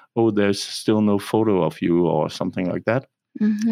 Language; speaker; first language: English; non-native, fluent; Danish